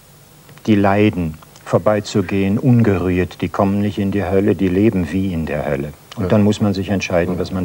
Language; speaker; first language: German; native; German